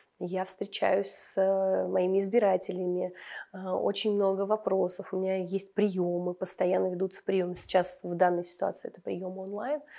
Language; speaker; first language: Russian; native; Russian